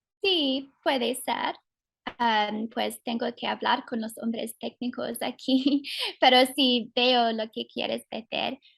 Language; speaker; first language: Spanish; non-native, fluent; English